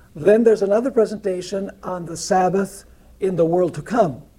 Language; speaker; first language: English; early bilingual, other home language; Spanish